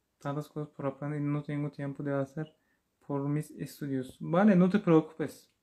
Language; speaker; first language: Spanish; non-native, learner; Turkish